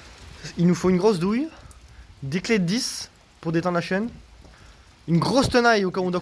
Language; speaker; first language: French; native; French